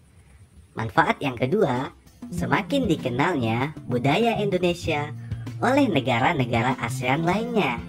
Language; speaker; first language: Indonesian; native; Indonesian